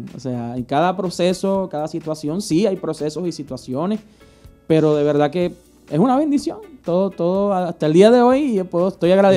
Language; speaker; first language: Spanish; native; Spanish